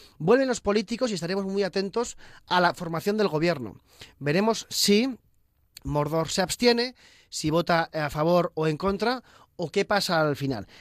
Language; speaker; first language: Spanish; native; Spanish